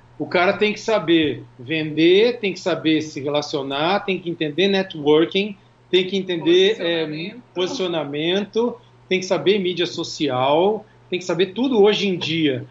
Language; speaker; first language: Portuguese; native; Portuguese